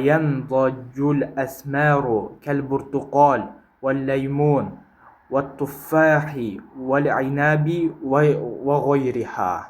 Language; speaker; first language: Arabic; non-native, fluent; Kyrgyz